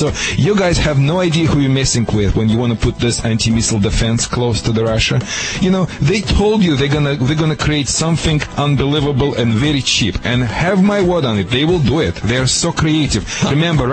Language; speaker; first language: English; non-native, fluent; Romanian